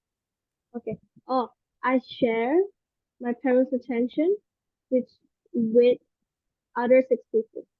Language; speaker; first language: English; non-native, learner; Indonesian